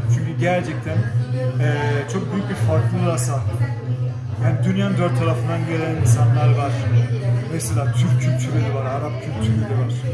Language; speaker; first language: Turkish; early bilingual, heritage; German